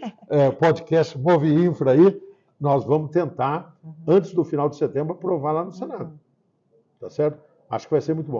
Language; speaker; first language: Portuguese; native; Portuguese